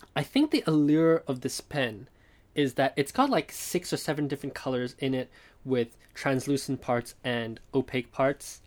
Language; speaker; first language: English; non-native, fluent; Chinese